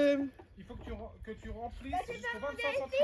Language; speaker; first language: French; native; French